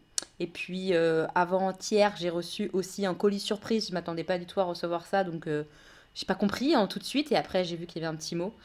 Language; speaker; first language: French; native; French